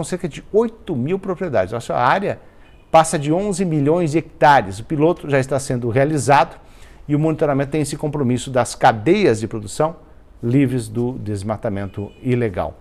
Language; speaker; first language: Portuguese; native; Portuguese